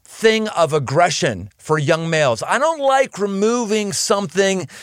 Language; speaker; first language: English; native; English